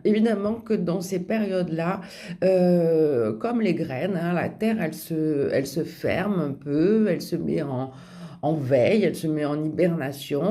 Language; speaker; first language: French; native; French